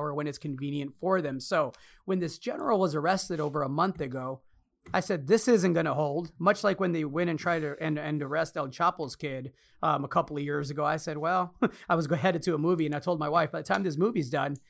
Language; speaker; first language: English; early bilingual, other home language; Spanish